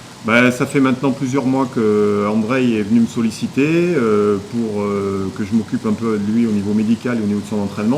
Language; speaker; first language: French; native; French